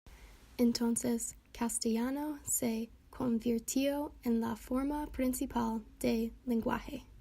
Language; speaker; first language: Spanish; non-native, learner; English